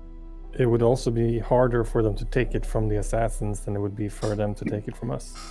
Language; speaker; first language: English; native; English